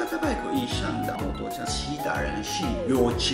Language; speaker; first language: Chinese; non-native, fluent; Japanese